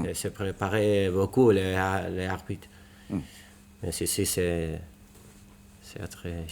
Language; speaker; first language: French; non-native, learner; Spanish